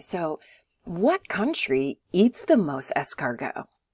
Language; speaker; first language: English; native; English